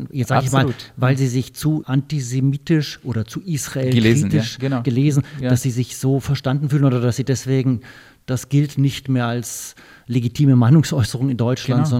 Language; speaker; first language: German; native; German